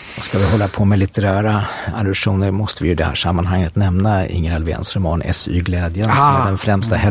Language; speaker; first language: Swedish; native; Swedish